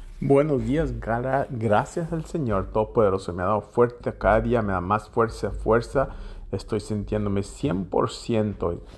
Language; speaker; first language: Spanish; early bilingual, heritage; Spanish